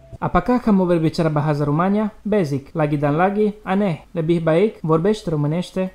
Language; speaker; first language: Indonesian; non-native, learner; Romanian